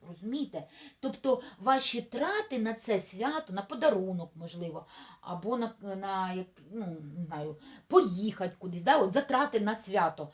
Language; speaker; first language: Ukrainian; non-native, local second language; Russian